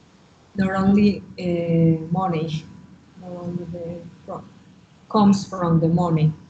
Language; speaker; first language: English; non-native, learner; Spanish